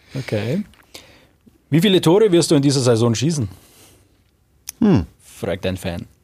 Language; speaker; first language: German; native; German